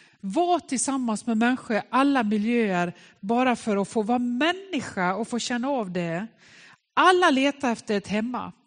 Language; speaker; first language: Swedish; native; Swedish